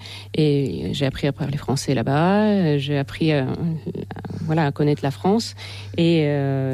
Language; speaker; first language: French; non-native, fluent; Russian